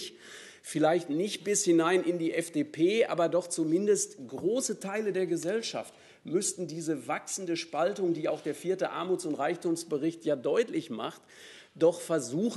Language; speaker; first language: German; native; German